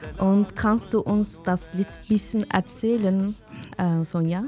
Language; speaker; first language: German; non-native, learner; Kurdish